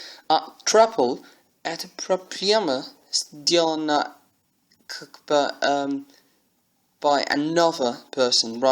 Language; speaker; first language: Russian; non-native, learner; English